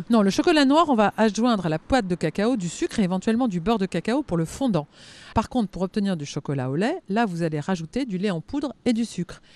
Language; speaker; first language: French; native; French